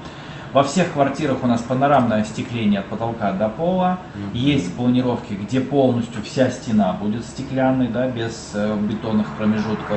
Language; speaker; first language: Russian; native; Russian